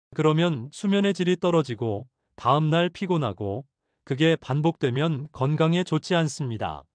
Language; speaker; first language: Korean; native; Korean